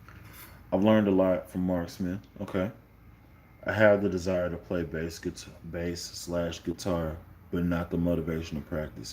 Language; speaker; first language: English; native; English